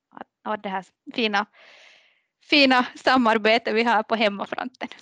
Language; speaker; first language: Swedish; native; Swedish